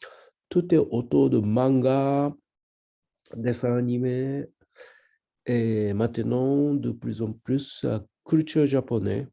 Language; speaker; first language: French; non-native, learner; Japanese